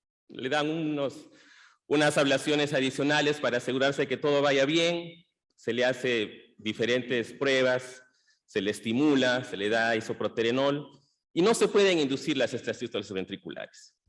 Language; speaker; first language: Spanish; native; Spanish